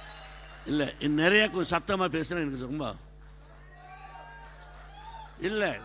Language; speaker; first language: Tamil; non-native, learner; Telugu